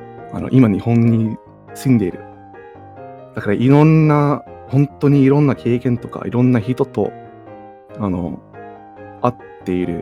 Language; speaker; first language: Japanese; non-native, fluent; English